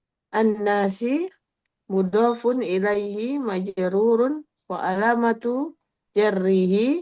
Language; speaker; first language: Arabic; non-native, learner; Indonesian